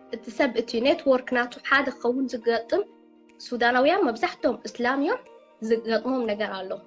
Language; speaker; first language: Tigrinya; early bilingual, heritage; Tigrinya